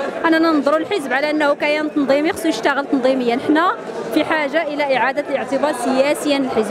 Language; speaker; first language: Arabic; native; Arabic